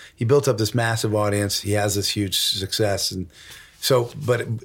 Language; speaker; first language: English; native; English